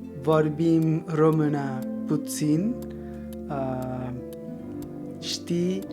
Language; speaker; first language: Romanian; non-native, learner; Bangla